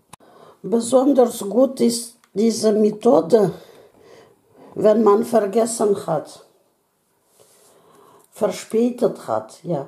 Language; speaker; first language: German; non-native, learner; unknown